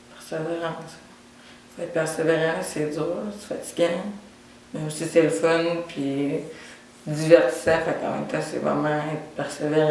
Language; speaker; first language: French; native; French